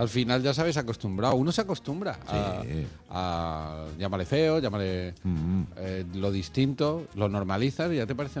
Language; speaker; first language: Spanish; native; Spanish